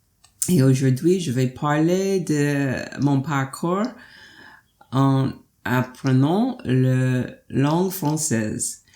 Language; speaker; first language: French; non-native, fluent; English